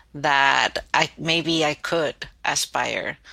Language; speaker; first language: English; early bilingual, other home language; Spanish